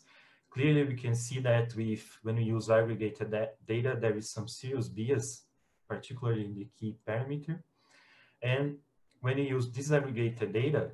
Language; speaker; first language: English; non-native, fluent; Portuguese